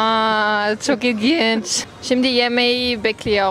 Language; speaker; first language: Turkish; non-native, learner; English